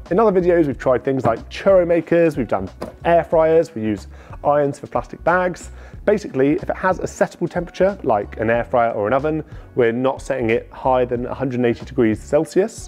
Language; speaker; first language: English; native; English